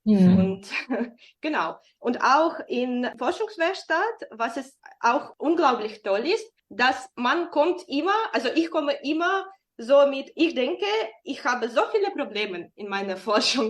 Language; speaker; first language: German; non-native, fluent; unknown